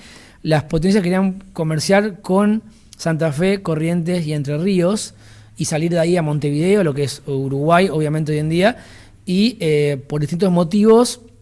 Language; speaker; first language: Spanish; native; Spanish